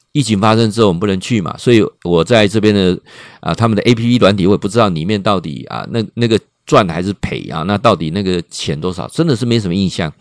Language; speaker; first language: Chinese; native; Chinese